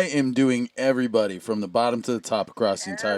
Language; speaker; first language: English; native; English